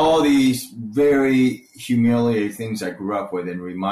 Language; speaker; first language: English; early bilingual, other home language; Chinese